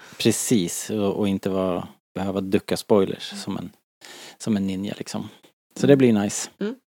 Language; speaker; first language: Swedish; native; Swedish